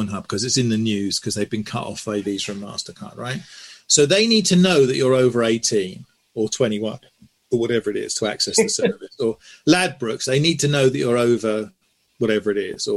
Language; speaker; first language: English; native; English